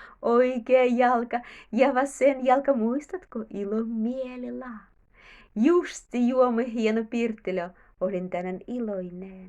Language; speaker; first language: Finnish; non-native, learner; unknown